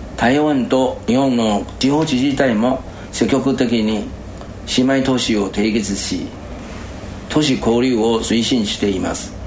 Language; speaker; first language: Japanese; non-native, fluent; Chinese